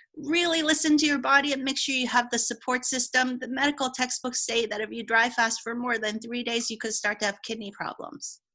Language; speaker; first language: English; non-native, local second language; Cantonese